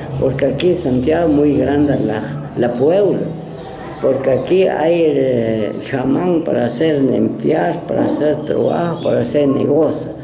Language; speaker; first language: Spanish; non-native, local second language; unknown